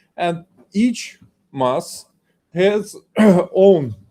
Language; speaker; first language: English; non-native, fluent; Ukrainian